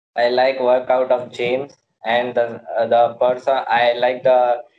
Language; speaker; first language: English; non-native, local second language; Gujarati